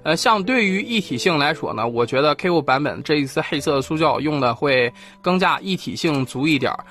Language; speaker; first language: Chinese; native; Chinese